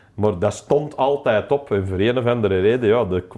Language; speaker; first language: Dutch; non-native, local second language; English